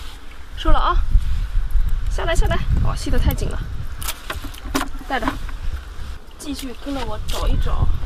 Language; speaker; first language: Chinese; native; Chinese